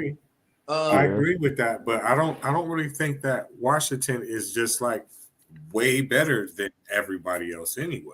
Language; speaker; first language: English; native; English